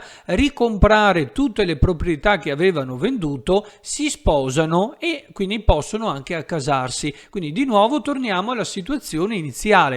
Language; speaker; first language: Italian; native; Italian